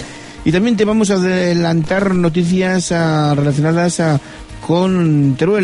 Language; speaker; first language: Spanish; native; Spanish